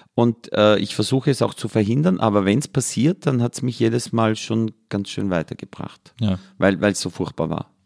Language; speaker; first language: German; native; German